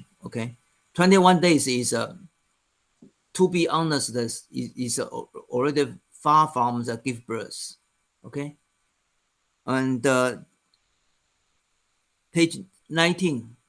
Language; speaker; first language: English; non-native, fluent; Chinese